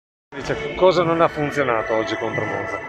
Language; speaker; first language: Italian; native; Italian